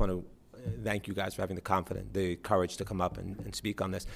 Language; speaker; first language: English; native; English